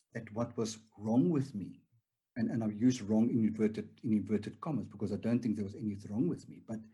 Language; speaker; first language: English; non-native, local second language; Afrikaans